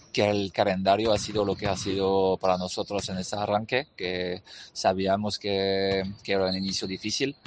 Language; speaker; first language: Spanish; non-native, fluent; French